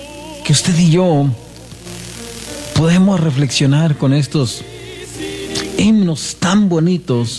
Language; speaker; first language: Spanish; native; Spanish